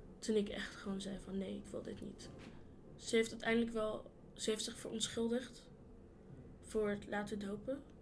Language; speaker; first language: Dutch; early bilingual, other home language; Yoruba